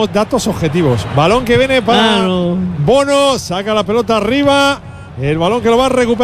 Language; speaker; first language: Spanish; native; Spanish